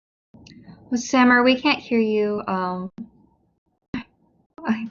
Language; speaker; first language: English; native; English